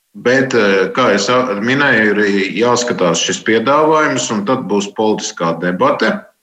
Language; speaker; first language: Latvian; non-native, local second language; Russian